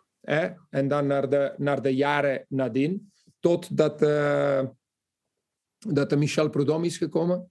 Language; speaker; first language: Dutch; non-native, fluent; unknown